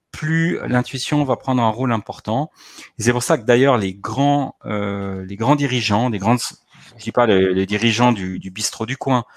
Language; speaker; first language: French; native; French